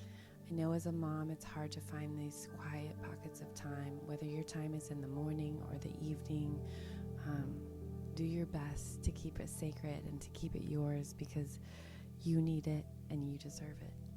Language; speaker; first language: English; native; English